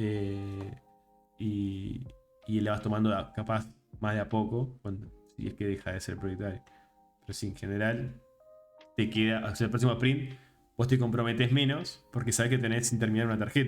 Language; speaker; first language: Spanish; native; Spanish